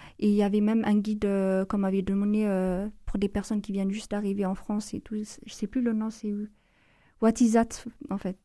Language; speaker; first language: French; non-native, fluent; Amharic